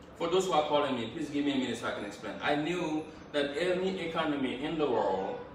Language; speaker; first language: English; non-native, fluent; Wolof